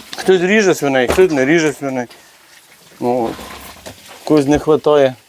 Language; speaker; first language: Ukrainian; native; Ukrainian